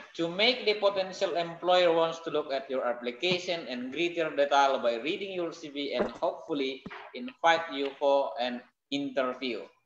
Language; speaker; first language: English; non-native, fluent; Indonesian